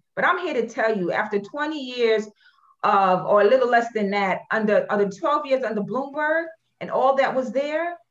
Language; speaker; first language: English; native; English